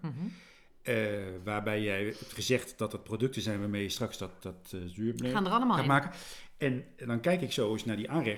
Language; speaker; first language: Dutch; native; Dutch